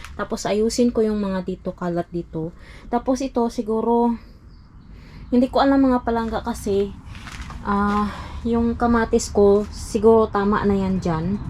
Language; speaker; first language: Filipino; non-native, local second language; Cebuano